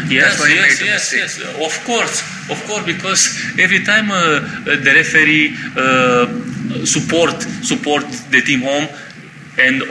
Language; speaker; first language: English; non-native, learner; Romanian